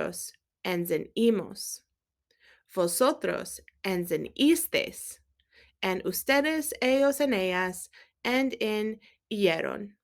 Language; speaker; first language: Spanish; non-native, learner; English